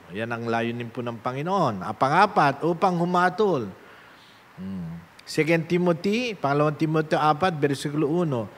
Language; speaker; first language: Filipino; native; Filipino